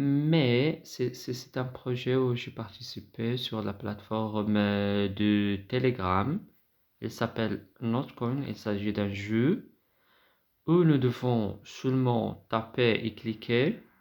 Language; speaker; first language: French; non-native, fluent; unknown